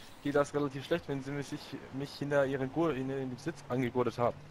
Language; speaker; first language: German; native; German